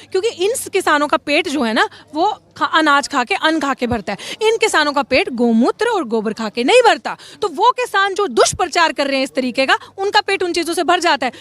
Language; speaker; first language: Hindi; native; Hindi